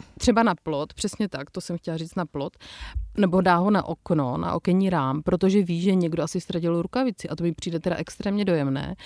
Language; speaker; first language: Czech; native; Czech